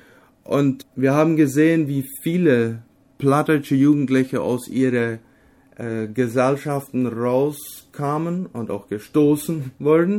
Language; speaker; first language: German; non-native, local second language; Low German